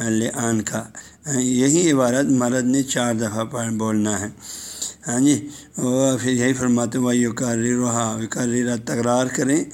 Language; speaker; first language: Urdu; non-native, local second language; Balti